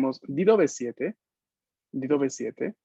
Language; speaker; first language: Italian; non-native, fluent; Spanish